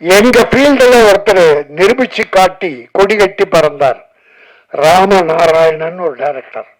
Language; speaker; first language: Tamil; native; Tamil